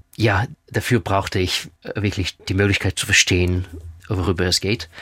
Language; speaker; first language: German; non-native, fluent; Russian